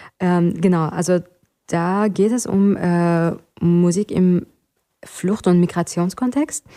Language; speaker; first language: German; non-native, fluent; Persian